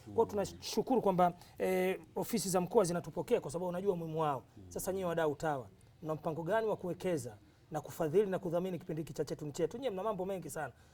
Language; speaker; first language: Swahili; native; Swahili